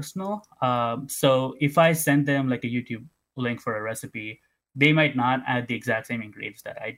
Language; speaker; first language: English; non-native, local second language; Tamil